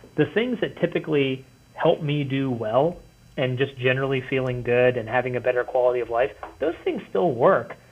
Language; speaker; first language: English; native; English